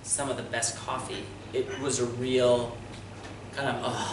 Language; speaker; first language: English; native; English